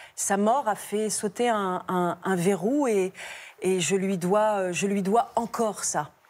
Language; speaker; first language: French; native; French